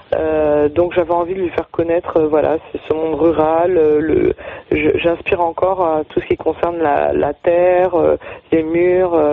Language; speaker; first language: French; native; French